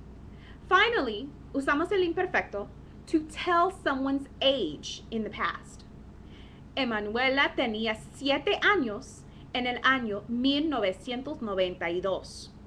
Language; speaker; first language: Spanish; non-native, fluent; English